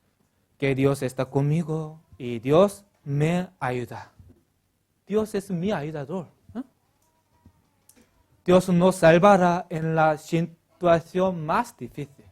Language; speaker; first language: Spanish; non-native, learner; Korean